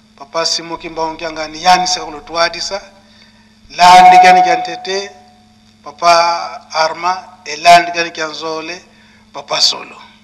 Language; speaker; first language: Lingala; non-native, local second language; Kongo